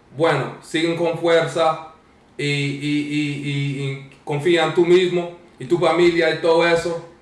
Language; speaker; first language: Spanish; non-native, learner; English